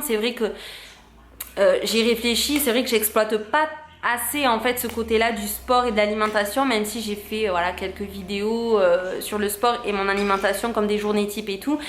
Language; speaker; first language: French; native; French